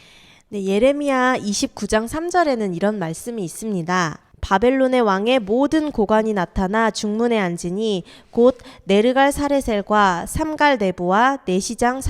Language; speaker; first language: Korean; native; Korean